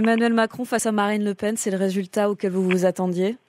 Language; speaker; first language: French; native; French